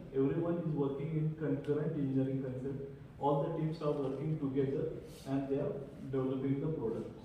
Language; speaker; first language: English; non-native, local second language; Marathi